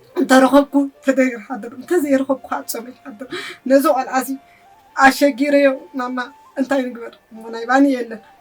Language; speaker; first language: Tigrinya; native; Tigrinya